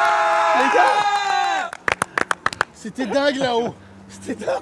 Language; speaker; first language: French; native; French